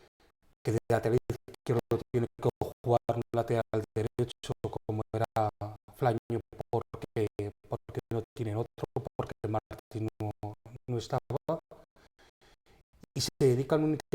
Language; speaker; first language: Spanish; native; Spanish